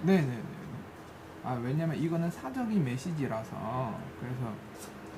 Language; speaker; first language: Korean; non-native, fluent; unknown